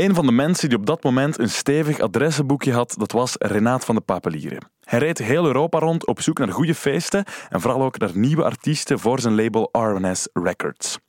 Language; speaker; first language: Dutch; native; Dutch